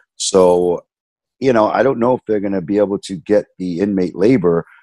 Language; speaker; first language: English; native; English